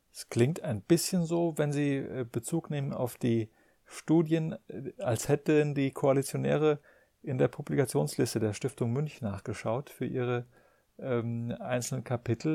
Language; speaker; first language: German; native; German